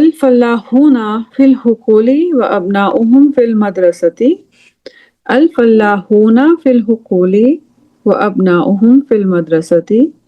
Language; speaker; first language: Arabic; non-native, fluent; English